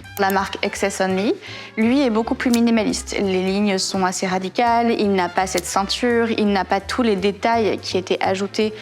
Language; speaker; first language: French; native; French